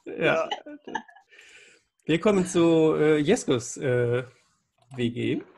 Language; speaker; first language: German; native; German